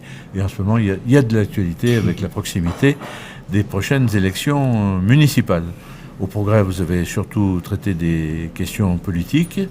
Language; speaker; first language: French; native; French